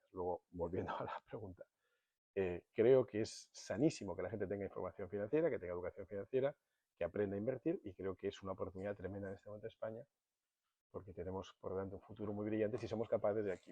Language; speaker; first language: Spanish; native; Spanish